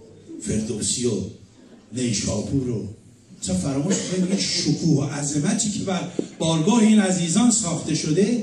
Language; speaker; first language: Persian; native; Persian